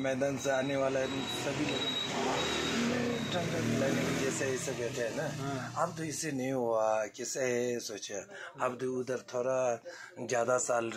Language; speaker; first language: Hindi; non-native, learner; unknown